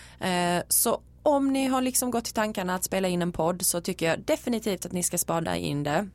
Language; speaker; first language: Swedish; native; Swedish